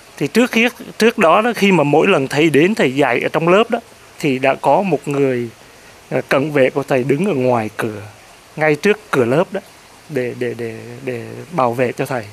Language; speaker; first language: Vietnamese; native; Vietnamese